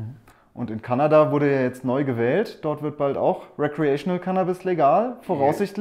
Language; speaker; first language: German; native; German